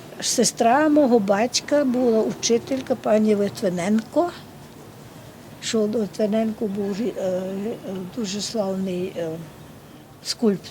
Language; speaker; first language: Ukrainian; early bilingual, heritage; Ukrainian